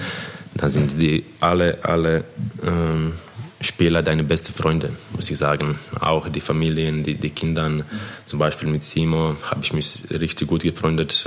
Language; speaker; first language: German; non-native, fluent; Croatian